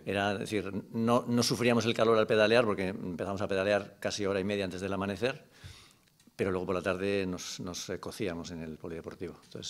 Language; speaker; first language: Spanish; native; Spanish